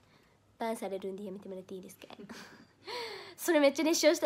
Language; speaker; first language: Japanese; native; Japanese